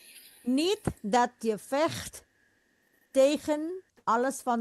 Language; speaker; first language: Dutch; non-native, fluent; Indonesian